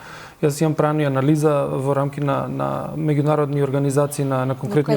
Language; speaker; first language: Macedonian; native; Macedonian